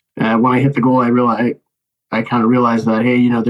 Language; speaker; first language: English; native; English